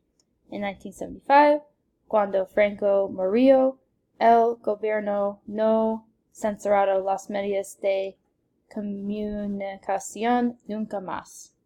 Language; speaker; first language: Spanish; non-native, learner; English